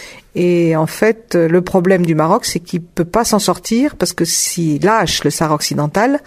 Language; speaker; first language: French; native; French